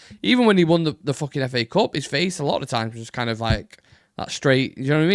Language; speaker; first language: English; native; English